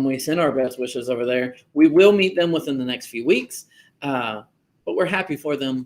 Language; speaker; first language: English; native; English